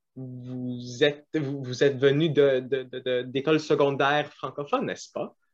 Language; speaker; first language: French; non-native, local second language; English